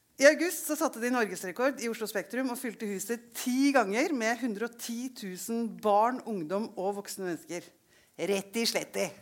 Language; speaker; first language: Norwegian; native; Norwegian